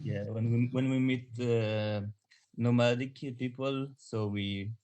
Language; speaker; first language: English; non-native, learner; French